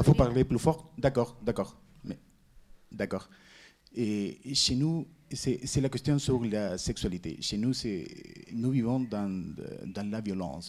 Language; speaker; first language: French; non-native, learner; Spanish